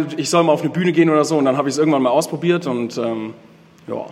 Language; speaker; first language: German; native; German